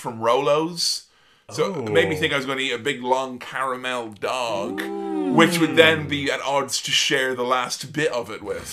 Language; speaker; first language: English; native; English